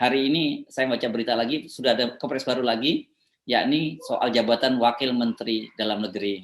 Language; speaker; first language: Indonesian; native; Indonesian